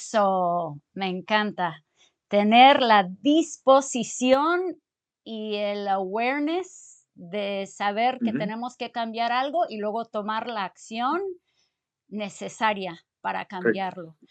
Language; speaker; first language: Spanish; early bilingual, other home language; English